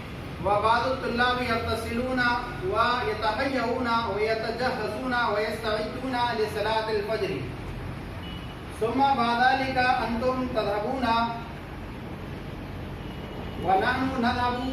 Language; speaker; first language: Arabic; non-native, fluent; Urdu